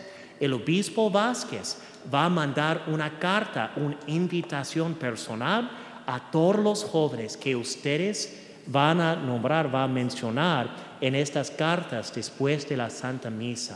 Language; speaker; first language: Spanish; early bilingual, heritage; English